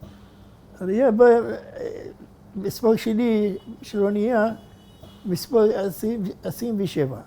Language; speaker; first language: Hebrew; non-native, fluent; Arabic